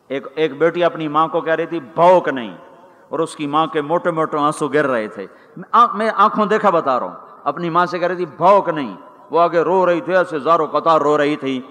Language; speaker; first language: Urdu; non-native, local second language; Punjabi